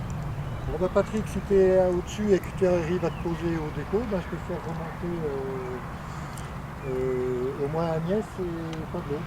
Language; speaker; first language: French; native; French